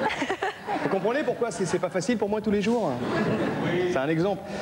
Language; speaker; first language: French; native; French